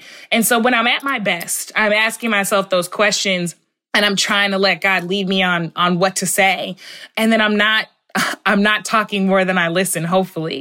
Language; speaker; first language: English; native; English